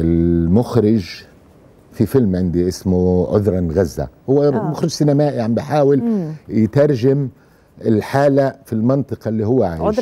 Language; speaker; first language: Arabic; native; Arabic